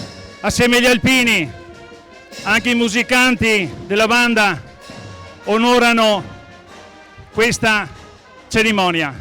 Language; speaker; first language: Italian; native; Italian